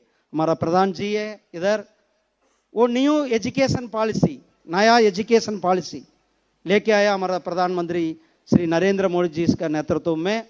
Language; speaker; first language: Hindi; non-native, local second language; Tamil